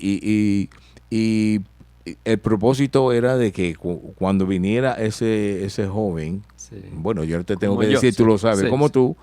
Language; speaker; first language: Spanish; early bilingual, heritage; Spanish